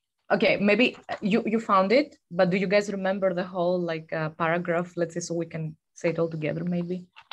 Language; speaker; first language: English; non-native, fluent; Greek